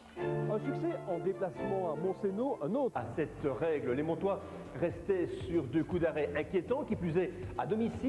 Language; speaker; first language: French; native; French